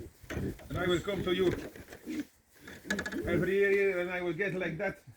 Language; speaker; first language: English; non-native, learner; Polish